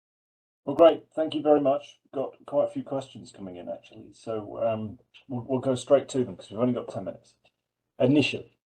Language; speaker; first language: English; native; English